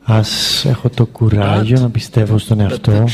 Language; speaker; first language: Greek; native; Greek